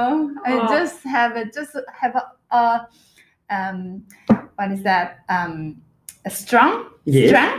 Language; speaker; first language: English; non-native, learner; Korean